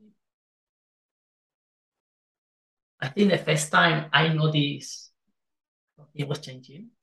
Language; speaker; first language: English; non-native, fluent; Spanish